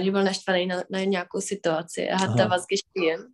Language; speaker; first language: German; non-native, fluent; Czech